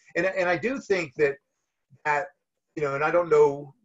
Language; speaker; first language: English; native; English